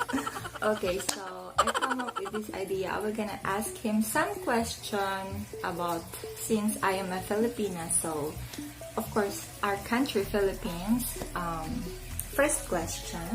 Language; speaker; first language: English; non-native, local second language; Filipino